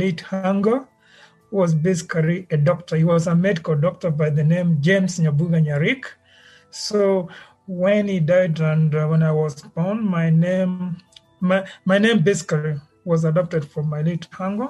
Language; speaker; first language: English; non-native, local second language; Gusii